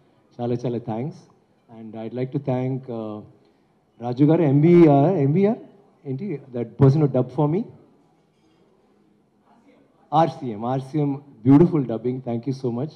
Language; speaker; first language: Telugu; non-native, learner; Tamil